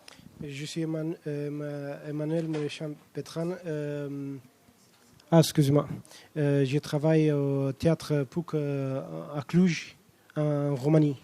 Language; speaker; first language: French; non-native, fluent; Romanian